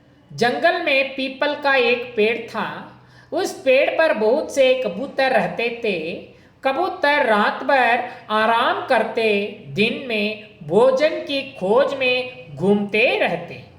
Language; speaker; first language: Hindi; non-native, local second language; Kannada